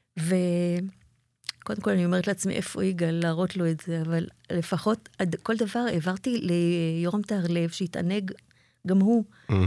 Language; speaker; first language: Hebrew; native; Hebrew